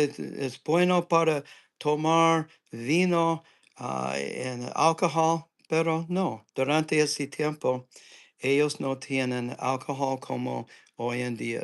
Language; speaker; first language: Spanish; non-native, learner; English